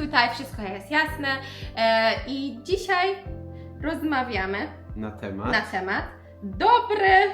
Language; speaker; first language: Polish; non-native, learner; Persian